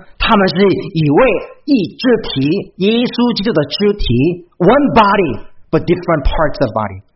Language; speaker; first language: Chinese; non-native, fluent; Korean